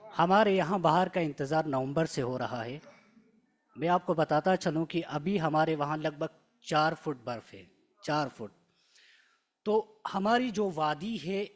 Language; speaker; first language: Hindi; non-native, local second language; Shina